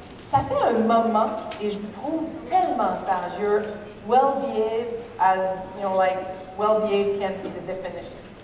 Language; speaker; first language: French; native; French